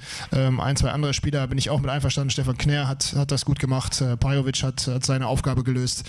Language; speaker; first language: German; native; German